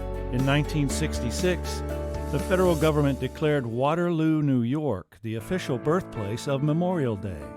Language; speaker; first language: English; native; English